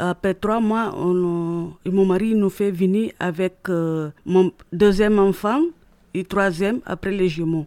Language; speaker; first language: French; non-native, learner; Upper Guinea Crioulo